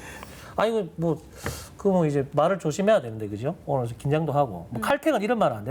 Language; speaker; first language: Korean; native; Korean